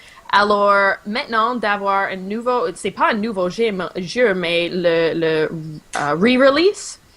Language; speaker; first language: French; non-native, local second language; English